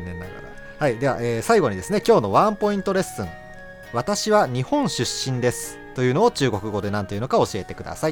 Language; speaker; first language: Japanese; native; Japanese